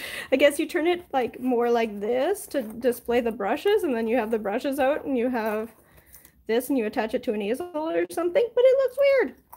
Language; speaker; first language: English; native; English